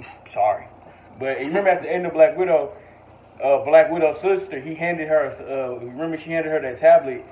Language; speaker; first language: English; native; English